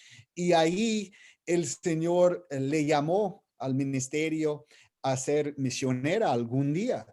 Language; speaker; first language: Spanish; non-native, fluent; English